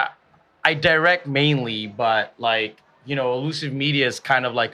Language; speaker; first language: English; early bilingual, other home language; Bangla